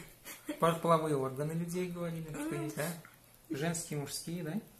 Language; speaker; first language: Russian; native; Russian